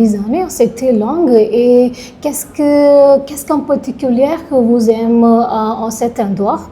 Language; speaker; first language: French; non-native, learner; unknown